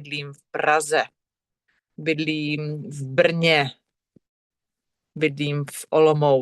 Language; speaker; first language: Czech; non-native, fluent; English